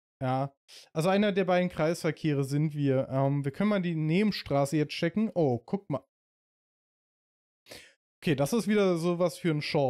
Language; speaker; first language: German; native; German